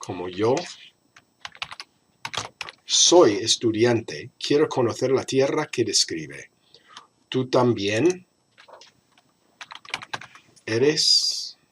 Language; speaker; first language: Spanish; non-native, fluent; English